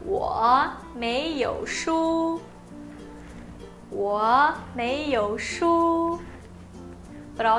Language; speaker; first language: Chinese; non-native, fluent; Portuguese